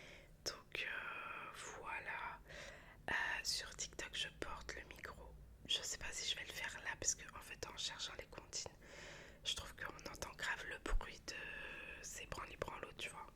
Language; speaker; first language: French; native; French